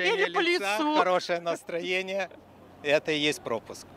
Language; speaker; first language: Russian; native; Russian